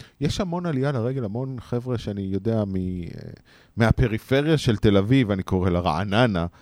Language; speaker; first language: Hebrew; native; Hebrew